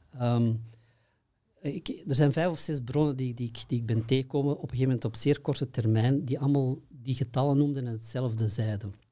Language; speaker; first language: Dutch; native; Dutch